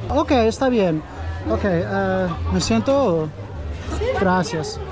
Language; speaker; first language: Spanish; non-native, learner; English